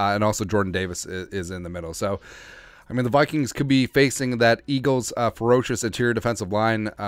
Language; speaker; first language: English; native; English